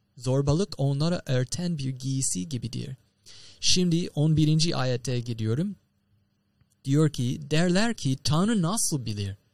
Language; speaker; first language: Turkish; non-native, fluent; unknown